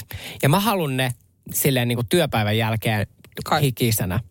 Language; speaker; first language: Finnish; native; Finnish